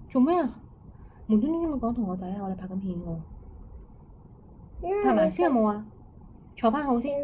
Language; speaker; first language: Chinese; non-native, local second language; Cantonese